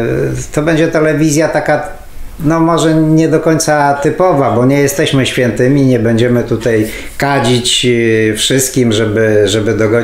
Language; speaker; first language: Polish; native; Polish